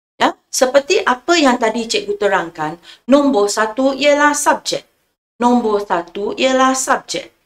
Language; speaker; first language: Malay; non-native, local second language; Chinese